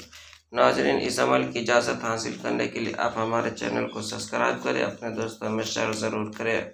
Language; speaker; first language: Urdu; native; Urdu